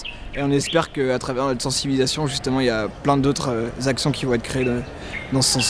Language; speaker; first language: French; native; French